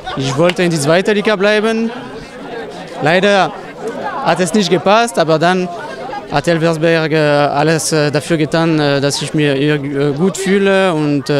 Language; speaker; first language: German; non-native, local second language; French